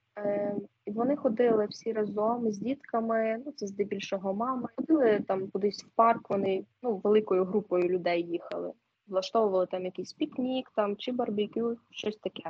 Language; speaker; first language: Ukrainian; native; Ukrainian